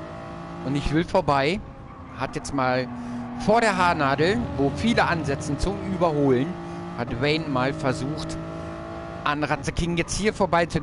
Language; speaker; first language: German; native; German